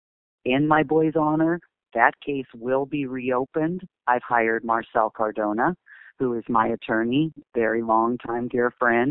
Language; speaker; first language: English; native; English